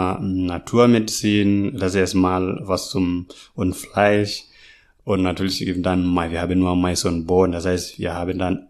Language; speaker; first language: German; non-native, learner; Masai